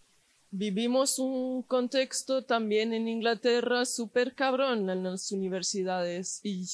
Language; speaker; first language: Spanish; non-native, fluent; English